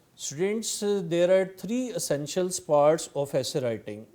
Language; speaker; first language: English; non-native, local second language; Urdu